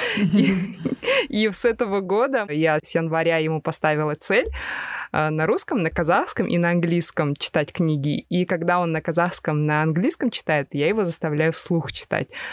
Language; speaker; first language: Russian; native; Russian